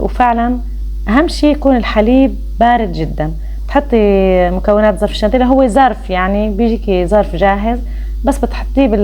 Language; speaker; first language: Arabic; native; Arabic